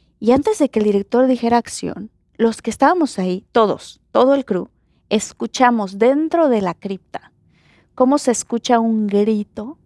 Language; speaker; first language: Spanish; native; Spanish